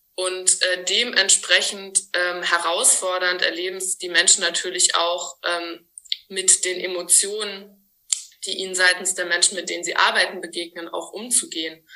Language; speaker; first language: German; native; German